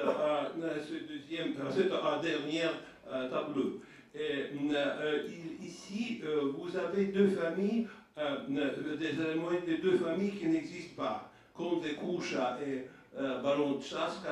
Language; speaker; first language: French; non-native, learner; Russian